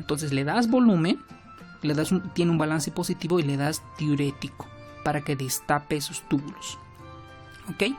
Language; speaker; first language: Spanish; native; Spanish